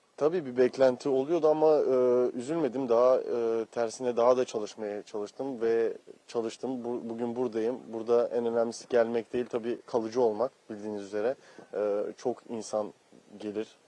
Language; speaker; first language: Turkish; early bilingual, heritage; Turkish